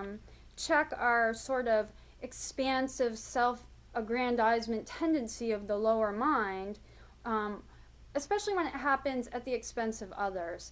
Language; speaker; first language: English; native; English